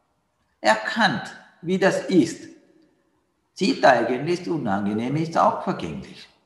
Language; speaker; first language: German; non-native, learner; Sinhala